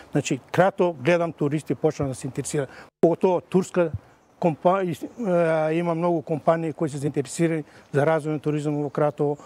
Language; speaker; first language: Macedonian; native; Macedonian